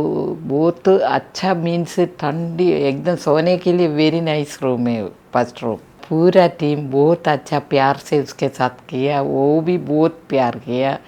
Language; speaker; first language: Hindi; non-native, local second language; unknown